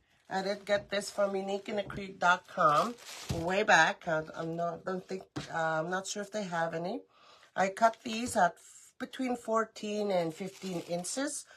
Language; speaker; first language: English; native; English